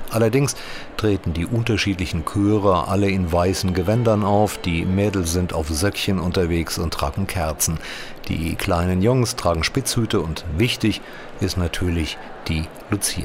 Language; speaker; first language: German; native; German